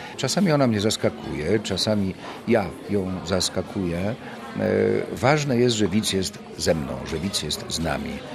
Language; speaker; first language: Polish; native; Polish